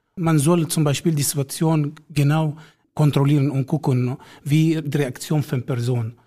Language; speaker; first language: German; non-native, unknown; Arabic